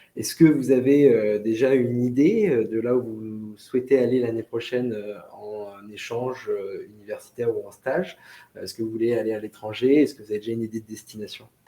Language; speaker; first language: French; native; French